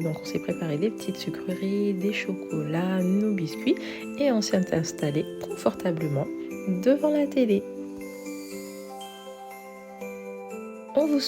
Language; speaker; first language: French; native; French